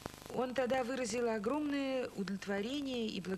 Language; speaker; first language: Russian; native; Russian